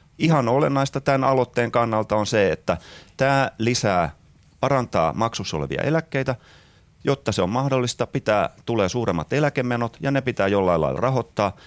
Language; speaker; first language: Finnish; native; Finnish